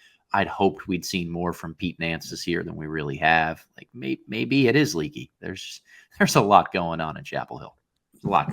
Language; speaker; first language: English; native; English